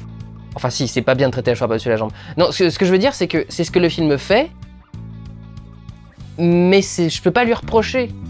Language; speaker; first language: French; native; French